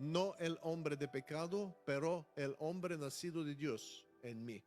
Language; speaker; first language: Spanish; non-native, fluent; Bulgarian